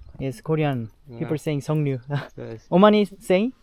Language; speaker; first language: English; non-native, learner; Korean